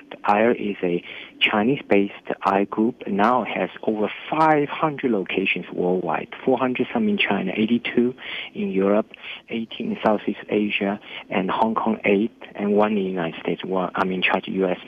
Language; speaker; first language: English; non-native, fluent; Chinese